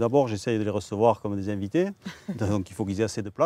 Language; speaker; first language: French; native; French